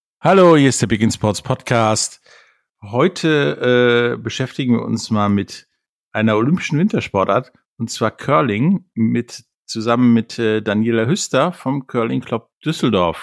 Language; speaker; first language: German; native; German